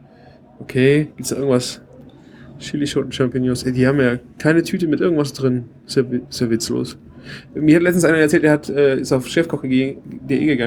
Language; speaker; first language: German; native; German